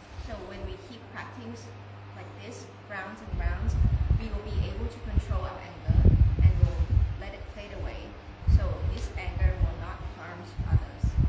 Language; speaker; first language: English; non-native, fluent; Thai